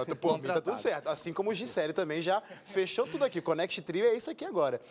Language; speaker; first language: Portuguese; native; Portuguese